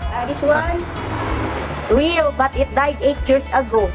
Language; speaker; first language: English; non-native, local second language; Cebuano